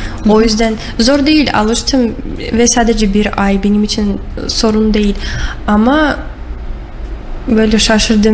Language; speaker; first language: Turkish; non-native, learner; Russian